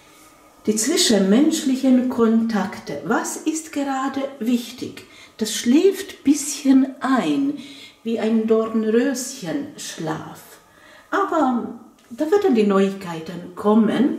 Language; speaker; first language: German; non-native, fluent; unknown